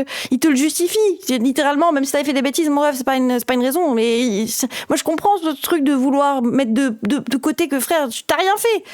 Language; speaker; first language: French; native; French